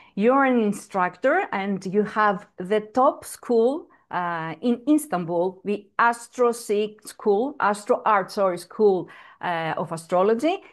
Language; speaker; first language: English; non-native, fluent; Greek